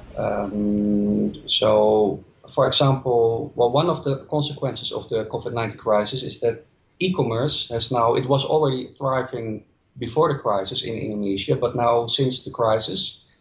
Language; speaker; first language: English; non-native, fluent; Dutch